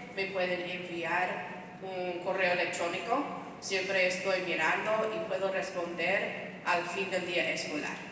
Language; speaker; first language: Spanish; non-native, fluent; English